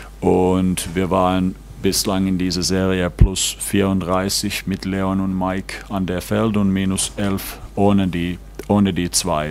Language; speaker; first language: German; non-native, fluent; Finnish